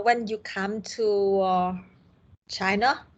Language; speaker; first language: English; non-native, learner; Vietnamese